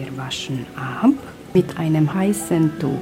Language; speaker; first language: German; non-native, learner; Hungarian